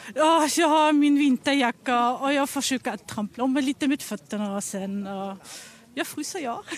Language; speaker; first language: Swedish; non-native, learner; German